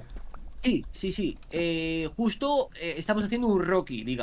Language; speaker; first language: Spanish; native; Spanish